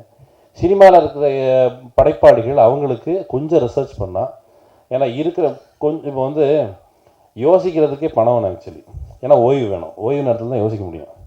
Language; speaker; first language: Tamil; native; Tamil